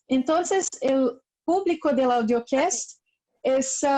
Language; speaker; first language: Spanish; non-native, fluent; Portuguese